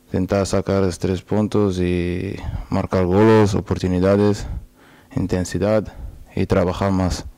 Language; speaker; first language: Spanish; non-native, learner; Portuguese